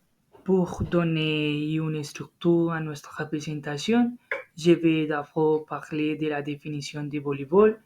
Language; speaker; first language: French; non-native, learner; Spanish